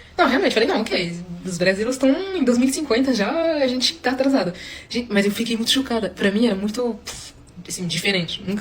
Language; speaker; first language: Portuguese; non-native, fluent; French